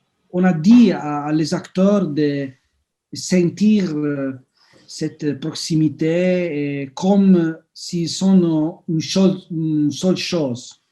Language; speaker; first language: French; non-native, fluent; Italian